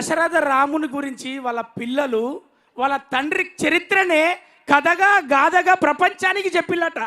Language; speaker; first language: Telugu; native; Telugu